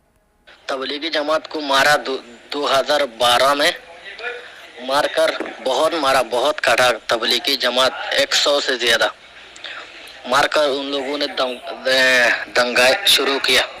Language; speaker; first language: Hindi; non-native, learner; Rohingya